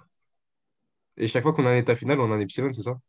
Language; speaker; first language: French; native; French